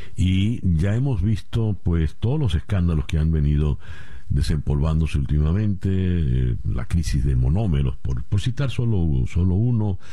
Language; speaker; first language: Spanish; native; Spanish